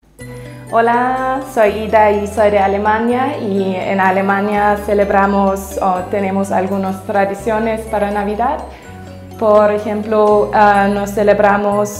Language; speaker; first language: Spanish; non-native, learner; German